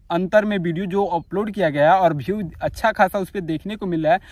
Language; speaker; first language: Hindi; native; Hindi